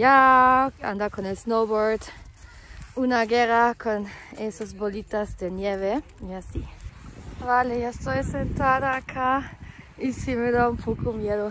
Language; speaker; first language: Spanish; non-native, fluent; German